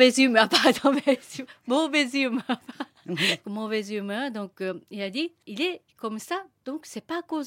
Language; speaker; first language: French; non-native, learner; Japanese